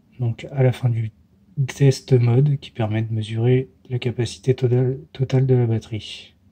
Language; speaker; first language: French; native; French